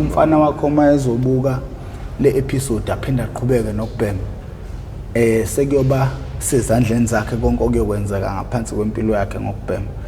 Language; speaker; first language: Zulu; native; Zulu